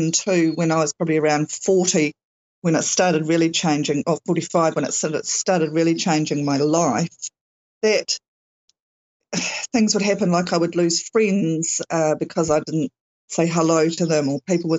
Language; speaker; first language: English; native; English